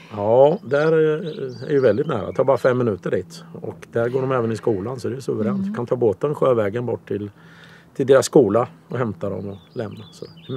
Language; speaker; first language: Swedish; native; Swedish